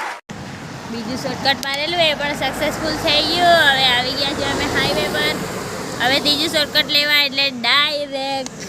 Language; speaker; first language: Gujarati; non-native, local second language; Kukna